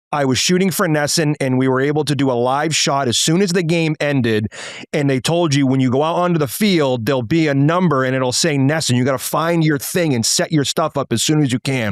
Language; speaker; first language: English; native; English